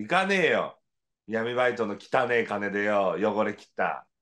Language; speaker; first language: Japanese; native; Japanese